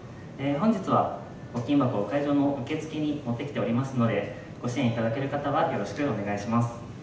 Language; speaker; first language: Japanese; native; Japanese